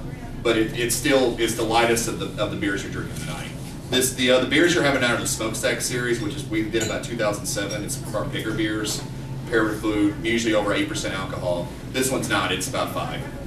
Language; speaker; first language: English; native; English